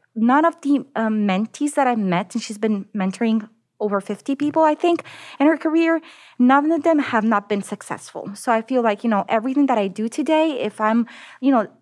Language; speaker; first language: English; non-native, fluent; Italian